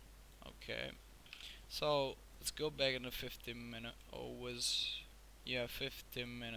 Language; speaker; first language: English; non-native, fluent; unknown